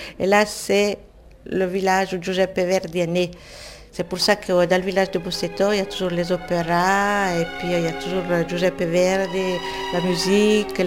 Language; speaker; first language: French; non-native, fluent; Italian